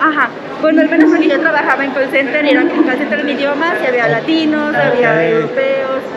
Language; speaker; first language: Spanish; native; Spanish